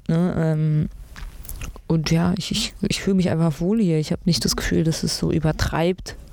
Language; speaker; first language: German; early bilingual, other home language; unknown